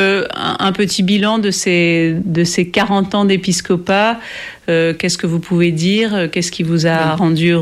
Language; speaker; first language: French; native; French